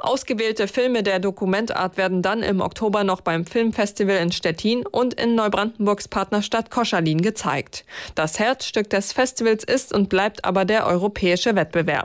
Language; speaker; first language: German; native; German